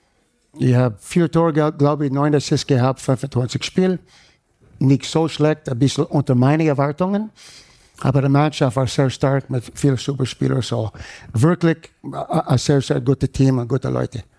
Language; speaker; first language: German; non-native, fluent; English